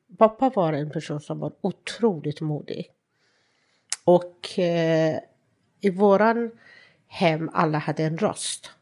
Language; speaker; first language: Swedish; non-native, fluent; Persian